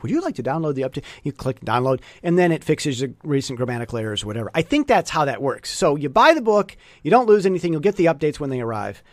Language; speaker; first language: English; native; English